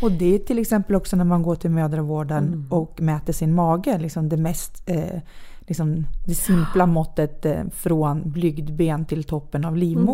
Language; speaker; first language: Swedish; native; Swedish